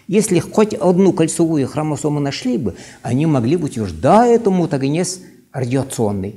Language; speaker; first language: Russian; non-native, local second language; Yakut